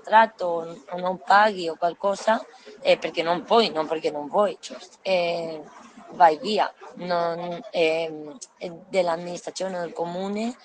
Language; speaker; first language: Italian; non-native, learner; Spanish